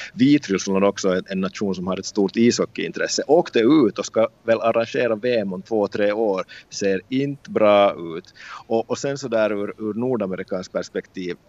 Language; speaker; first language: Swedish; native; Swedish